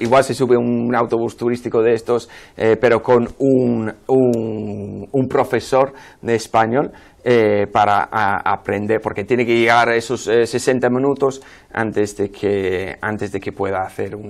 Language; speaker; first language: Spanish; non-native, fluent; English